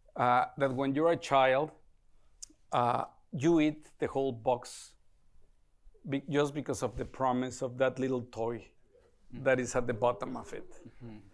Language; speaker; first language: English; non-native, fluent; Spanish